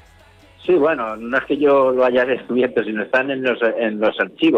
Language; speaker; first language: Spanish; native; Spanish